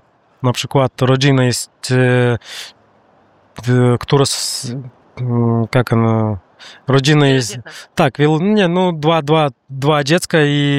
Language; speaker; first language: Polish; non-native, learner; Russian